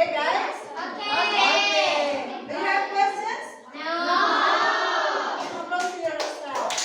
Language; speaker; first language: English; non-native, learner; Indonesian